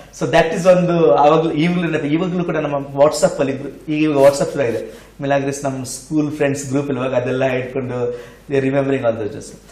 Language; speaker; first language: Kannada; non-native, local second language; Tulu